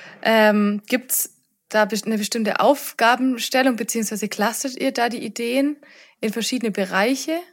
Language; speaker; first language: German; native; German